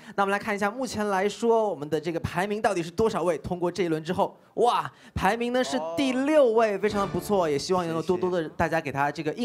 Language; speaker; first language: Chinese; native; Chinese